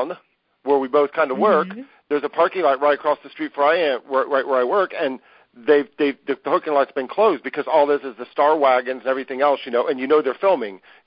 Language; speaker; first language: English; native; English